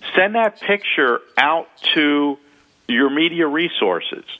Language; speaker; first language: English; native; English